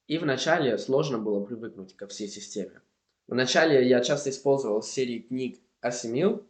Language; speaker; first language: Russian; non-native, fluent; Spanish